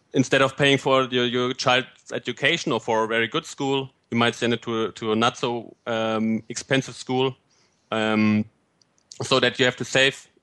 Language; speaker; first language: English; non-native, fluent; German